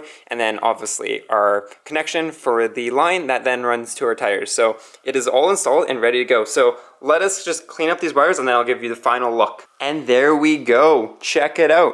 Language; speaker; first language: English; native; English